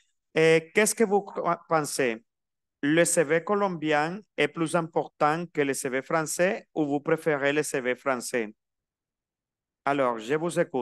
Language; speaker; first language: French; non-native, fluent; Spanish